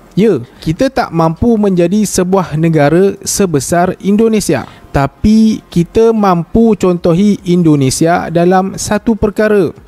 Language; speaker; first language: Malay; native; Malay